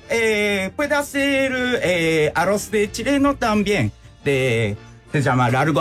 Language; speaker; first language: Spanish; non-native, learner; Japanese